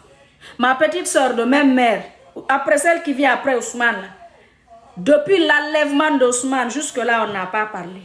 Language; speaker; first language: French; non-native, local second language; Mandingo